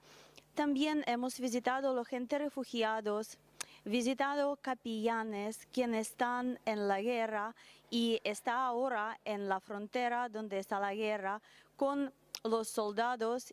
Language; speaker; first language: Spanish; non-native, learner; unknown